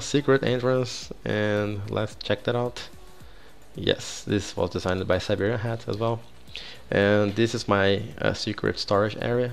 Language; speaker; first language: English; non-native, fluent; Portuguese